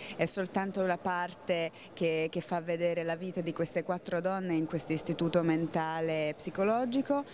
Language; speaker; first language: Italian; non-native, fluent; Hungarian